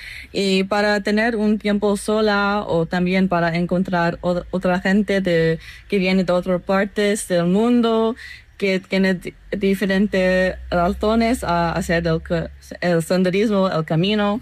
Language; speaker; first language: Spanish; non-native, learner; English